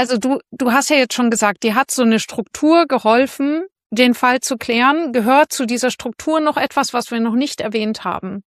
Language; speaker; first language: German; native; German